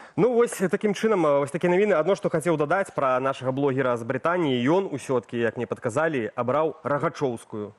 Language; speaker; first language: Belarusian; non-native, local second language; Russian